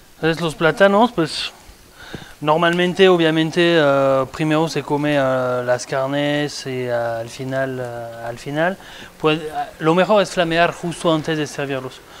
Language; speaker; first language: Spanish; non-native, fluent; French